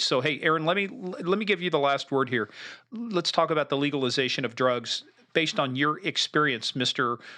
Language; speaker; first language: English; native; English